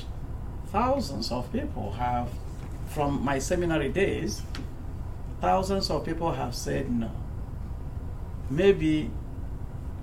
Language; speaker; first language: English; non-native, local second language; Igbo